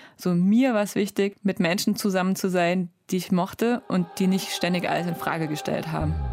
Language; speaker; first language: German; native; German